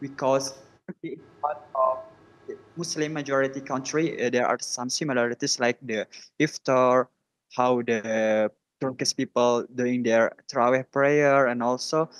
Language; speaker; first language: English; non-native, learner; Indonesian